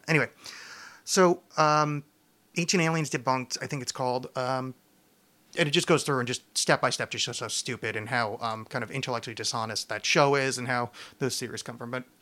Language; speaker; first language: English; native; English